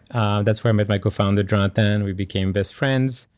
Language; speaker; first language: English; non-native, fluent; French